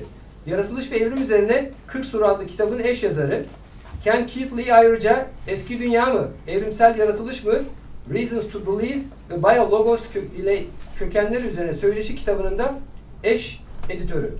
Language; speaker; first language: Turkish; native; Turkish